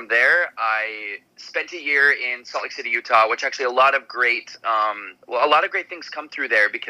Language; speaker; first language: English; native; English